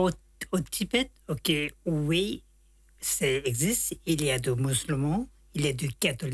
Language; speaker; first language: French; non-native, learner; Tibetan